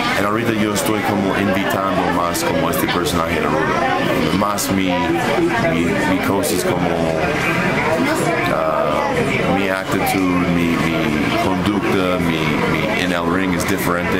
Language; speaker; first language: Spanish; non-native, fluent; English